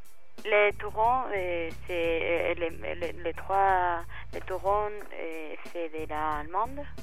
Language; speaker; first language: French; non-native, fluent; Spanish